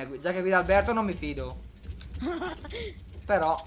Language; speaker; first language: Italian; native; Italian